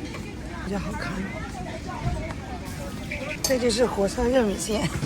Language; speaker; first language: Chinese; native; Chinese